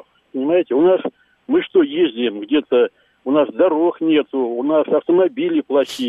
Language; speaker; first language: Russian; native; Russian